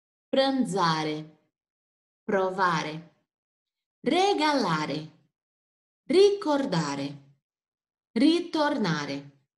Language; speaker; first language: Italian; non-native, fluent; Portuguese